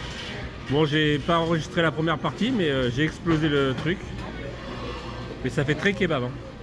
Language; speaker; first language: French; native; French